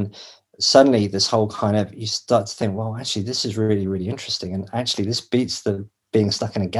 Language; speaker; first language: English; native; English